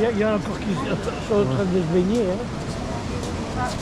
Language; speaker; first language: French; non-native, fluent; Spanish